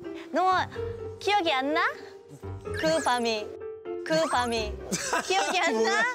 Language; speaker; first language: Korean; non-native, fluent; French